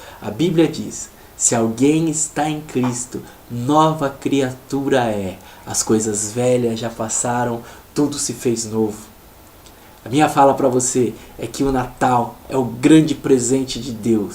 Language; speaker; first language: Portuguese; native; Portuguese